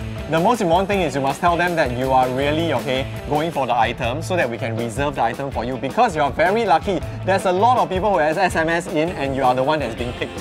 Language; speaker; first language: English; non-native, local second language; Chinese